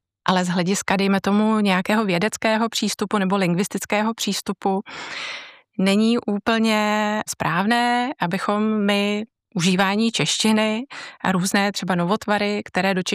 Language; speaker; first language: Czech; native; Czech